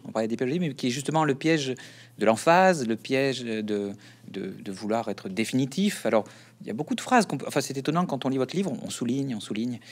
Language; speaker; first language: French; native; French